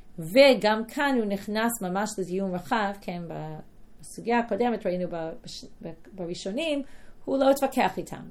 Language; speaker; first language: Hebrew; non-native, fluent; English